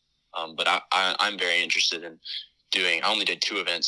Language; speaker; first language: English; native; English